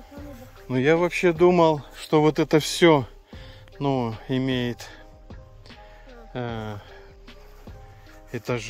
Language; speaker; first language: Russian; native; Russian